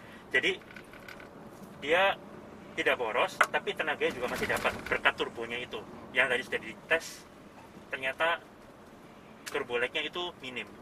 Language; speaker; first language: Indonesian; native; Indonesian